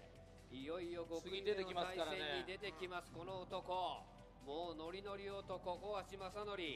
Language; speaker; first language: Japanese; native; Japanese